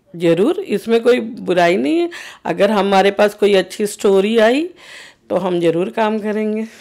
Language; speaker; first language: Hindi; native; Hindi